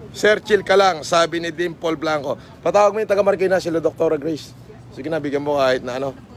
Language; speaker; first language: Filipino; native; Filipino